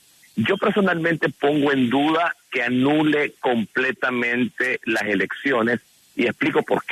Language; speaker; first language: Spanish; native; Spanish